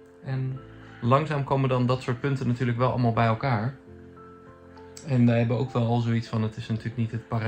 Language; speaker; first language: Dutch; native; Dutch